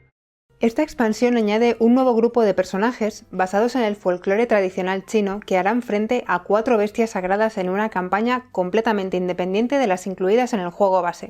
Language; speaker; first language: Spanish; native; Spanish